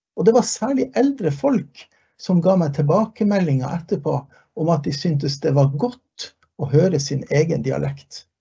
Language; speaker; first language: Norwegian; early bilingual, heritage; Norwegian